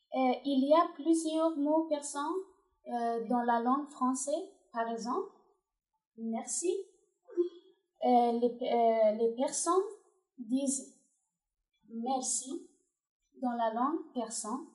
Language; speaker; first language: French; non-native, learner; Persian